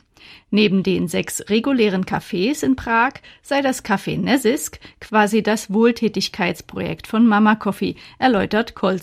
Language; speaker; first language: German; native; German